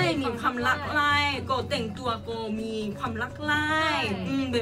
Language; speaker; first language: Thai; non-native, learner; Korean